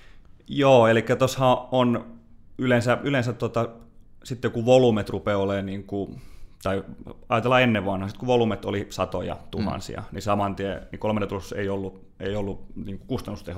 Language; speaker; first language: Finnish; native; Finnish